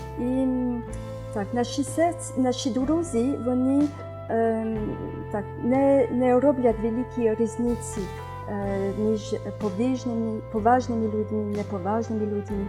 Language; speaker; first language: Ukrainian; non-native, fluent; French